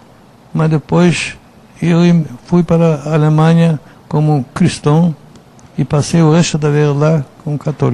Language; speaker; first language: Portuguese; non-native, fluent; Polish